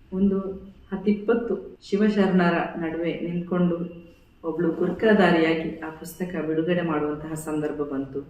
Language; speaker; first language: Kannada; non-native, local second language; Badaga